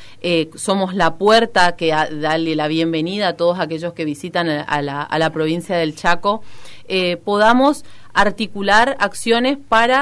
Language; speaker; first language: Spanish; native; Spanish